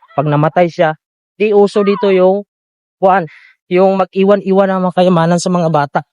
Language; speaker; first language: Filipino; native; Filipino